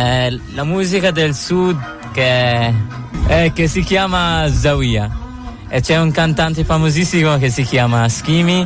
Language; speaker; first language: Italian; non-native, fluent; Arabic